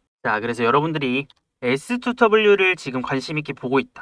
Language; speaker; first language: Korean; native; Korean